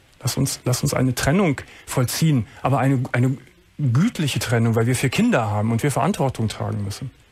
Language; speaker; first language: German; native; German